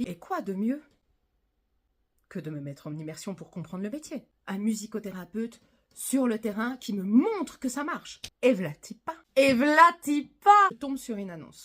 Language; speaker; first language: French; native; French